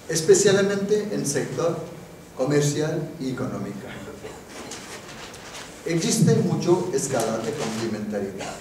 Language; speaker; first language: Spanish; non-native, fluent; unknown